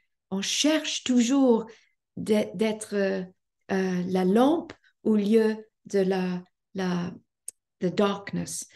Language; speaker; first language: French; non-native, fluent; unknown